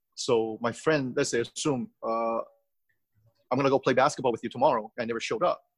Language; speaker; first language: English; early bilingual, other home language; Chinese